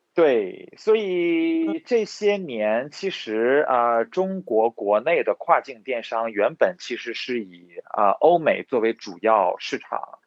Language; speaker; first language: Chinese; native; Chinese